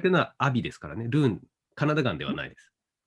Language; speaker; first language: Japanese; native; Japanese